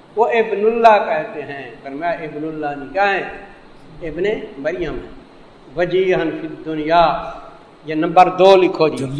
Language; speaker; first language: Urdu; non-native, local second language; Saraiki